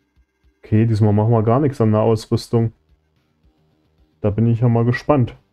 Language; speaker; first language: German; native; German